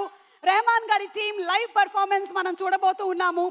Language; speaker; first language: Telugu; native; Telugu